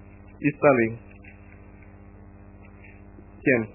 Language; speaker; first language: Russian; non-native, fluent; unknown